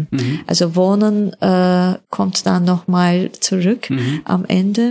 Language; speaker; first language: German; non-native, fluent; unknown